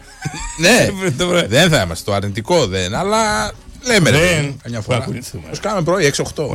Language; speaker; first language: Greek; native; Greek